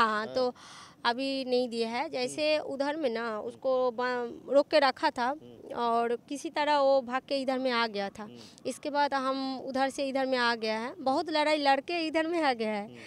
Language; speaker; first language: Hindi; non-native, local second language; Bangla